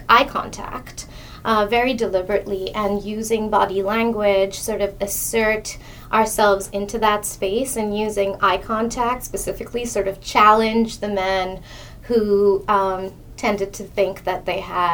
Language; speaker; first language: English; non-native, local second language; Hindi